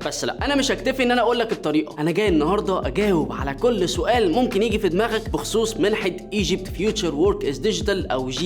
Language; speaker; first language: Arabic; native; Arabic